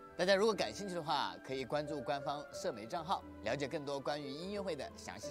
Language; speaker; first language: Chinese; native; Chinese